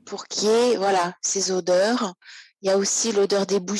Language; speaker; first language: French; native; French